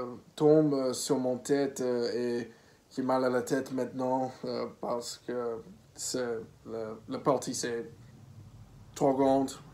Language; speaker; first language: French; non-native, learner; English